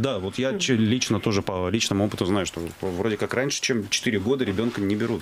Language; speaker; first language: Russian; native; Russian